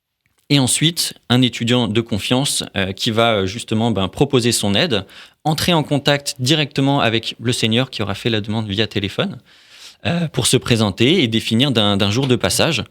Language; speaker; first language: French; native; French